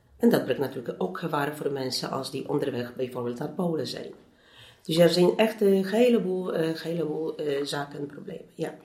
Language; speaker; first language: Dutch; non-native, fluent; Polish